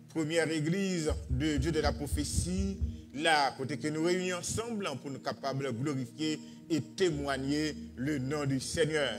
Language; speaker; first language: French; non-native, local second language; Haitian Creole